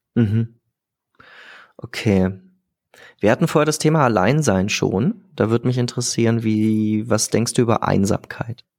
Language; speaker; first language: German; native; German